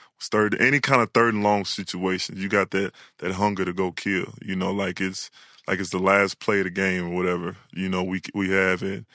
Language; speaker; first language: English; native; English